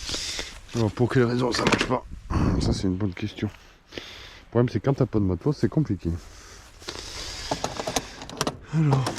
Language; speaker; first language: French; native; French